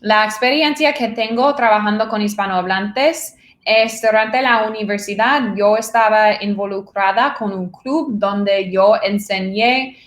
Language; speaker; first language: Spanish; non-native, fluent; English